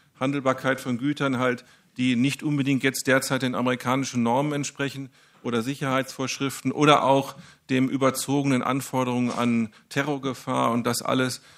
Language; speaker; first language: German; native; German